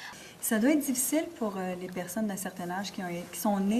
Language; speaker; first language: French; native; French